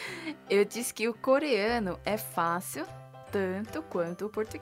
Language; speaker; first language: Portuguese; non-native, fluent; Korean